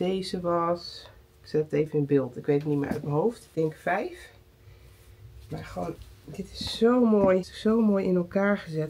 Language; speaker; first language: Dutch; native; Dutch